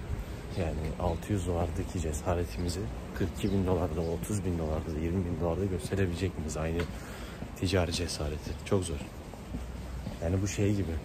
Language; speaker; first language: Turkish; native; Turkish